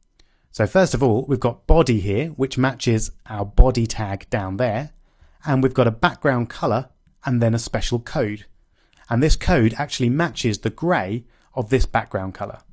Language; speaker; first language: English; native; English